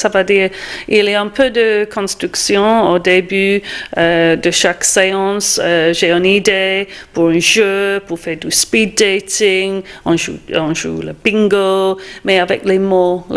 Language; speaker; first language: French; non-native, fluent; English